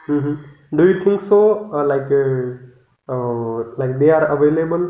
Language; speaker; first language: English; non-native, local second language; Hindi